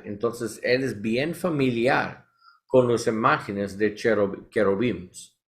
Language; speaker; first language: Spanish; non-native, learner; English